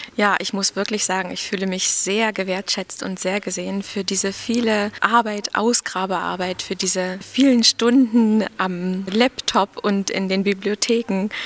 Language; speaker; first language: German; native; German